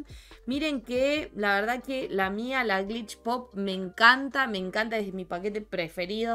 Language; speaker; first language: Spanish; native; Spanish